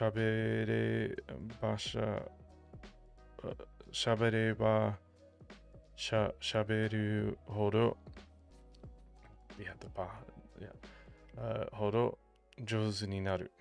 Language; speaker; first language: Japanese; non-native, learner; English